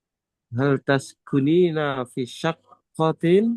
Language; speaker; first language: Arabic; non-native, learner; Indonesian